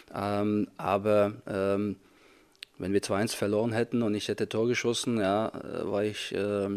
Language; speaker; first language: German; non-native, fluent; Czech